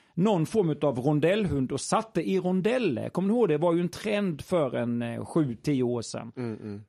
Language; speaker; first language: Swedish; native; Swedish